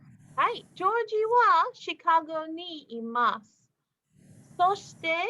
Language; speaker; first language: Japanese; non-native, fluent; English